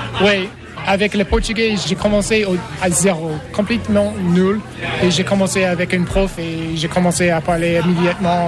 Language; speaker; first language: French; non-native, learner; English